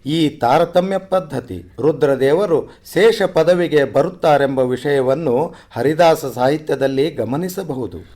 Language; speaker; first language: Kannada; native; Kannada